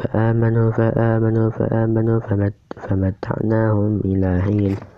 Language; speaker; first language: Arabic; non-native, learner; Indonesian